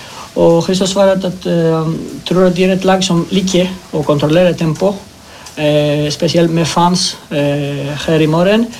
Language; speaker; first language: Norwegian; non-native, learner; Greek